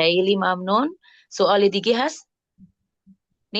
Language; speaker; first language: Persian; non-native, fluent; Indonesian